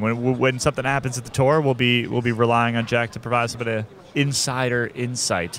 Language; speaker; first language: English; native; English